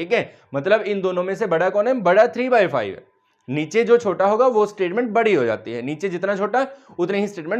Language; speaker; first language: Hindi; native; Hindi